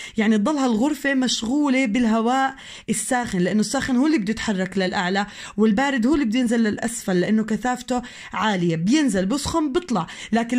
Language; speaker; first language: Arabic; native; Arabic